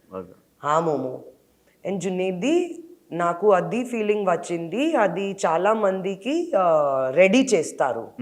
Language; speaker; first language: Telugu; non-native, local second language; Hindi